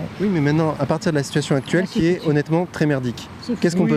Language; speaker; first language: French; native; French